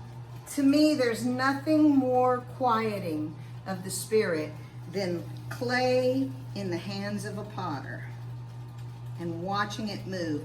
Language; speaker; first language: English; native; English